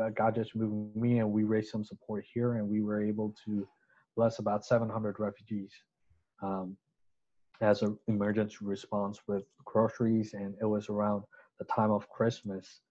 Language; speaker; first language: English; non-native, local second language; Bangla